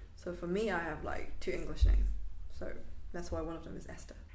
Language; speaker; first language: English; non-native, local second language; Cantonese